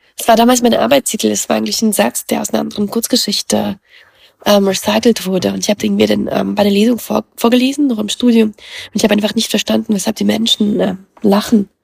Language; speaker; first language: German; early bilingual, other home language; Russian